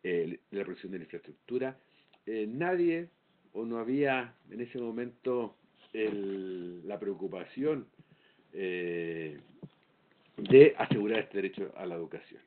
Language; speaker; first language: Spanish; native; Spanish